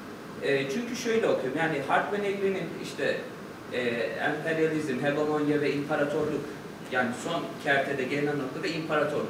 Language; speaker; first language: Turkish; native; Turkish